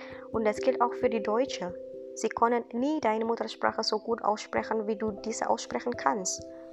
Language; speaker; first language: German; non-native, fluent; Indonesian